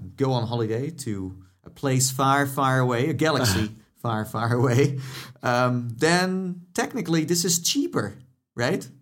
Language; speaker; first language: English; non-native, fluent; Dutch